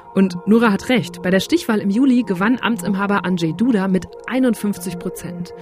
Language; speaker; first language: German; native; German